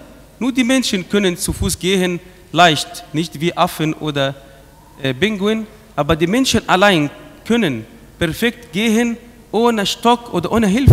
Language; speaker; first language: German; non-native, fluent; Arabic